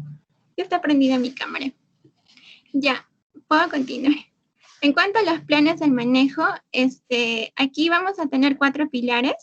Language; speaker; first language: Spanish; native; Spanish